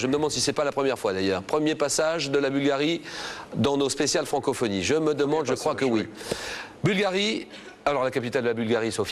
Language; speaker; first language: French; native; French